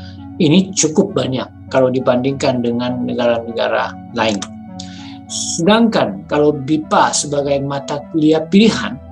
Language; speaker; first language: Indonesian; non-native, fluent; Japanese